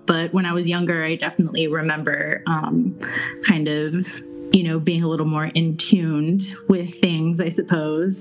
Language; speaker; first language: English; native; English